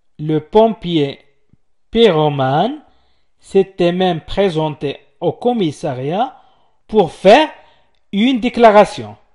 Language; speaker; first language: French; non-native, local second language; Arabic